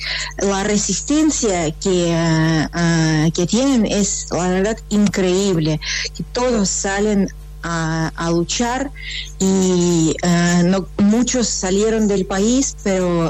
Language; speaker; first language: Spanish; non-native, fluent; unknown